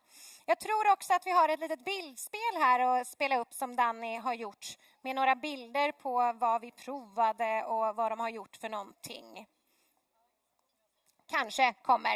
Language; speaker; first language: Swedish; native; Swedish